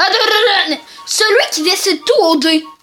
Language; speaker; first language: French; native; French